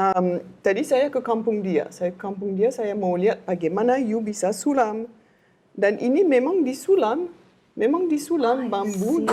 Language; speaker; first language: Indonesian; non-native, learner; French